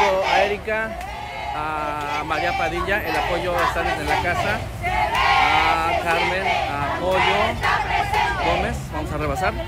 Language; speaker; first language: Spanish; native; Spanish